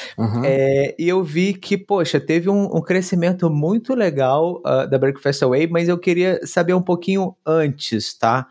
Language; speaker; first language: Portuguese; native; Portuguese